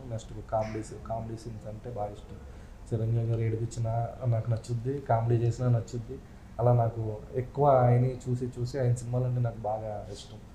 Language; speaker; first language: Telugu; native; Telugu